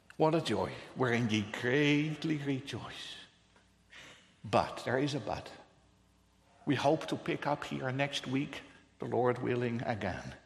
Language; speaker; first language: English; non-native, fluent; Dutch